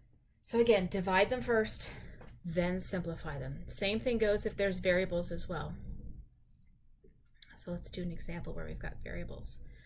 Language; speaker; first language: English; native; English